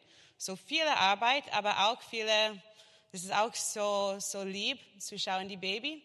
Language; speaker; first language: German; non-native, learner; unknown